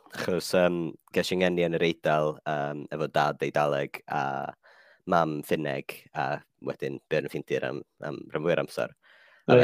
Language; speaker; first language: Welsh; non-native, fluent; Finnish